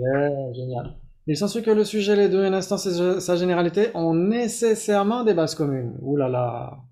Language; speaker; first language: French; native; French